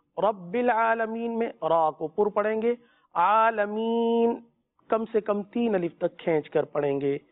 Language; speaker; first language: Urdu; native; Urdu